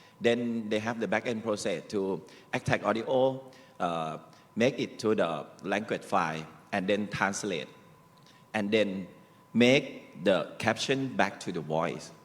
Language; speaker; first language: English; non-native, learner; Thai